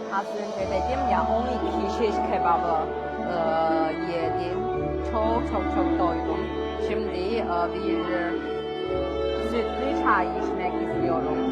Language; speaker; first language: Turkish; non-native, learner; Chinese